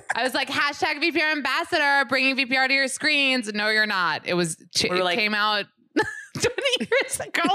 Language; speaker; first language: English; early bilingual, other home language; Hebrew